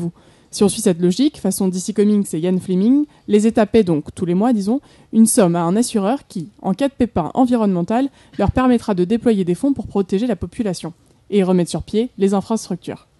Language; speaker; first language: French; native; French